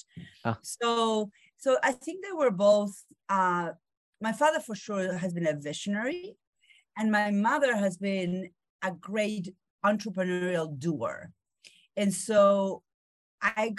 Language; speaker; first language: English; non-native, fluent; Spanish